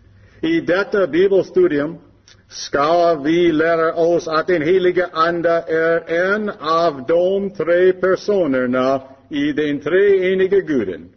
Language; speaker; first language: Swedish; non-native, learner; English